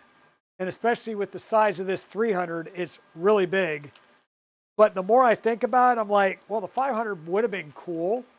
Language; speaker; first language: English; native; English